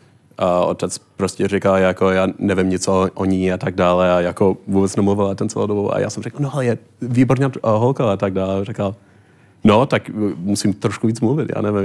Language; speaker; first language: Czech; non-native, learner; English